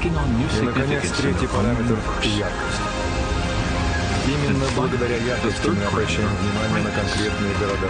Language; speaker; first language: Russian; native; Russian